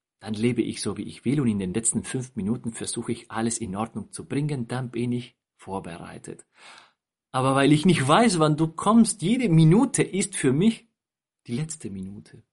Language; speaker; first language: German; non-native, fluent; Spanish